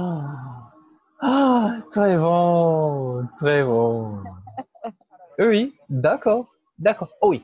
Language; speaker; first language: French; non-native, fluent; Portuguese